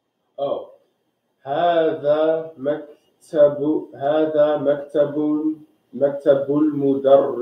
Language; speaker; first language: Arabic; non-native, learner; English